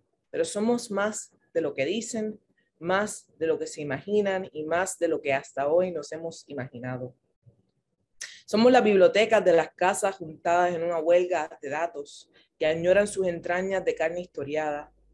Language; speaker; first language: Spanish; native; Spanish